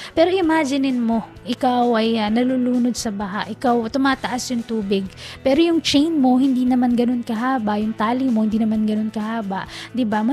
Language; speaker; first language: Filipino; native; Filipino